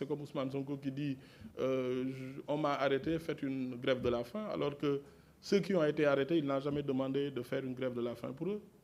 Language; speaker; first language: French; non-native, local second language; Wolof